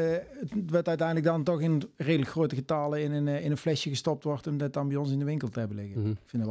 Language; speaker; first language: Dutch; native; Dutch